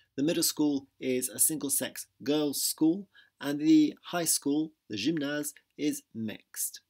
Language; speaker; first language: English; native; English